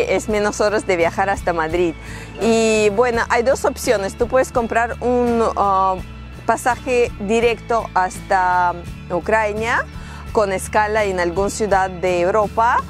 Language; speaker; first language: Spanish; non-native, fluent; Ukrainian